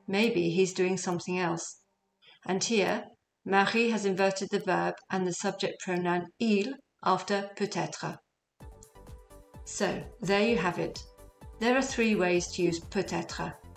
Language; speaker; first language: English; native; English